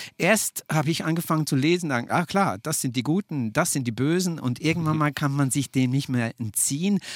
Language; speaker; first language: German; native; German